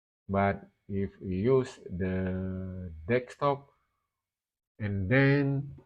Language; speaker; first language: English; non-native, learner; Indonesian